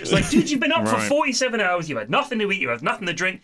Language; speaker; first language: English; native; English